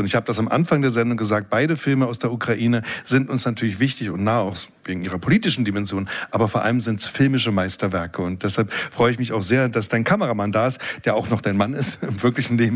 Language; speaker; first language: German; native; German